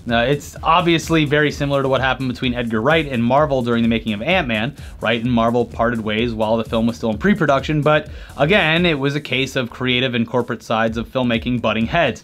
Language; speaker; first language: English; native; English